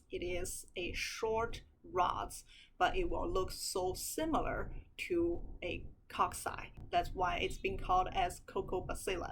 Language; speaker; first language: English; non-native, fluent; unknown